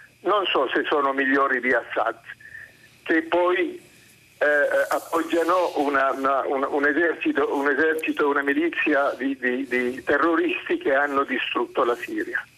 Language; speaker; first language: Italian; non-native, fluent; Arabic